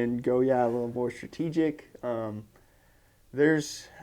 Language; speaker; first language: English; native; English